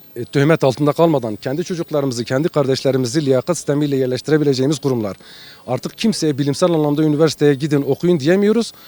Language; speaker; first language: Turkish; non-native, local second language; Kurdish